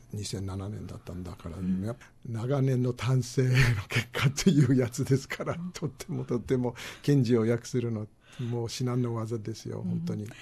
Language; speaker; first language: Japanese; non-native, fluent; English